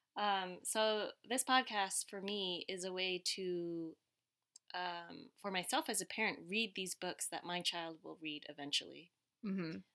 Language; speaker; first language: English; early bilingual, other home language; Cantonese